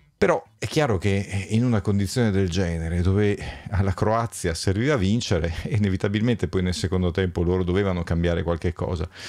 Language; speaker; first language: Italian; native; Italian